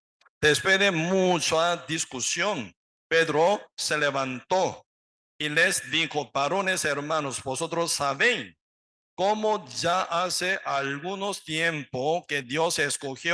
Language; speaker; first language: Spanish; non-native, learner; Korean